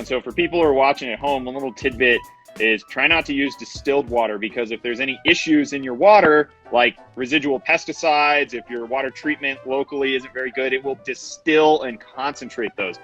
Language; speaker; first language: English; native; English